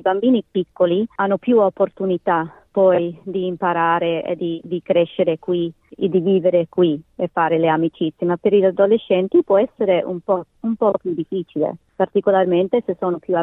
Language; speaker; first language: Italian; native; Italian